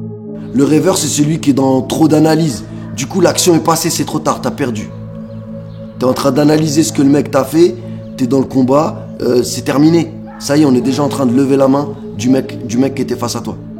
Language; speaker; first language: French; native; French